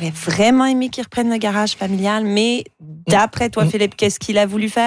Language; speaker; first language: French; native; French